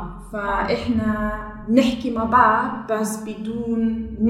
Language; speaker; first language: Arabic; non-native, learner; German